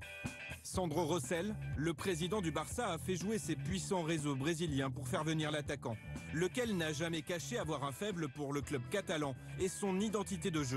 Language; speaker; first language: French; native; French